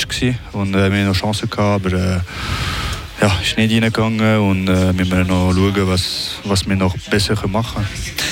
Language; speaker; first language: German; non-native, local second language; French